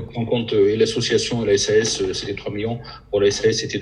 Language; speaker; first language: French; native; French